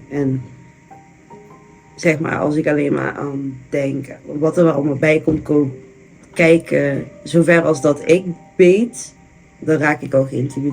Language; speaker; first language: Dutch; native; Dutch